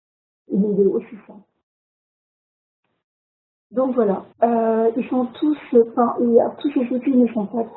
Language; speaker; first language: French; native; French